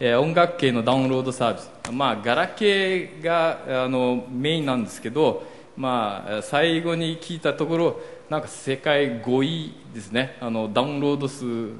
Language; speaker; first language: Japanese; early bilingual, heritage; Portuguese